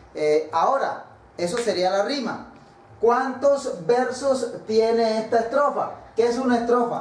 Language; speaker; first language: Spanish; native; Spanish